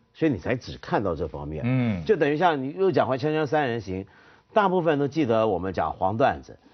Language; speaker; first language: Chinese; native; Chinese